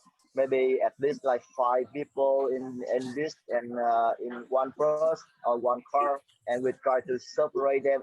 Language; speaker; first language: English; non-native, fluent; Vietnamese